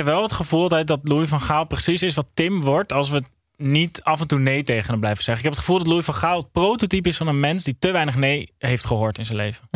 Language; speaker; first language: Dutch; native; Dutch